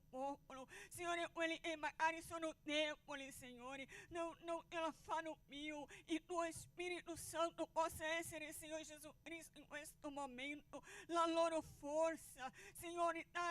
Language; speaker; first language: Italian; non-native, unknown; Portuguese